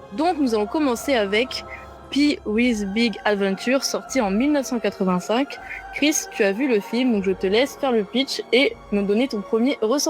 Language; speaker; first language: French; native; French